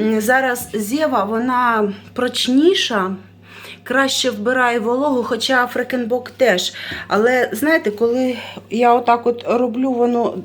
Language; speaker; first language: Ukrainian; non-native, local second language; Russian